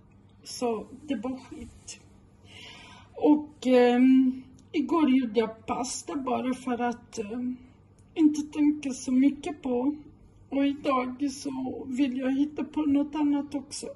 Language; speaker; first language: Swedish; non-native, local second language; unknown